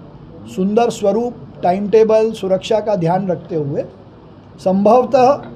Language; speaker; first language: Hindi; native; Hindi